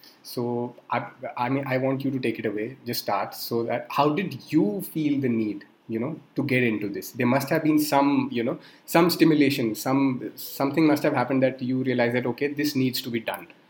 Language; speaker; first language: English; non-native, local second language; Hindi